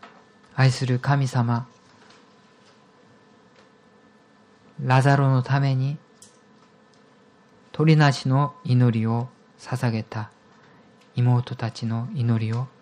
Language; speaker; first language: Japanese; non-native, fluent; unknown